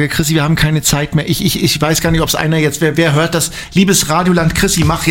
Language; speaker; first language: German; native; German